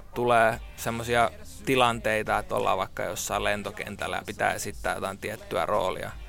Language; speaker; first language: Finnish; native; Finnish